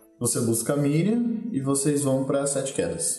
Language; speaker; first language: Portuguese; native; Portuguese